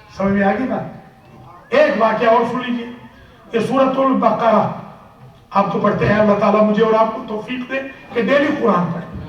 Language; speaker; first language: Urdu; non-native, local second language; Punjabi